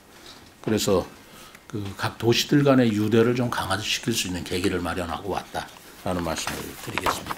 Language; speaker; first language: Korean; native; Korean